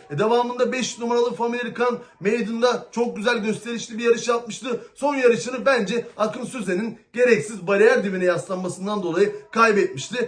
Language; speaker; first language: Turkish; native; Turkish